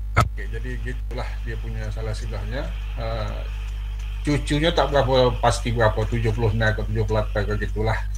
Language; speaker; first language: Malay; native; Malay